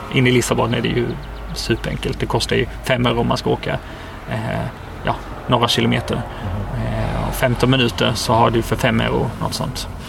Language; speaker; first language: Swedish; native; Swedish